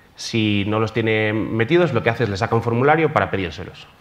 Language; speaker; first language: Spanish; native; Spanish